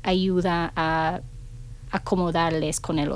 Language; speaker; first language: Spanish; non-native, fluent; English